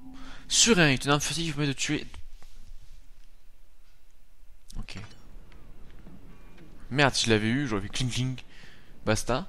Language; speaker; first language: French; native; French